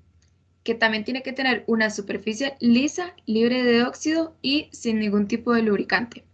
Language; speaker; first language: Spanish; native; Spanish